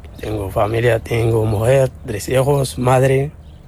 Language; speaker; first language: Spanish; non-native, learner; Arabic